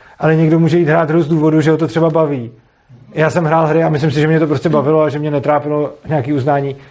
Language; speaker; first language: Czech; native; Czech